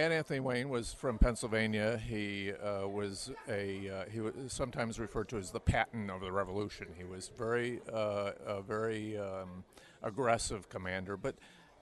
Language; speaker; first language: English; native; English